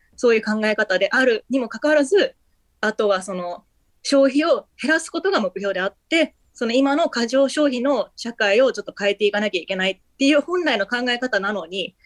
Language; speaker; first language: Japanese; early bilingual, heritage; Japanese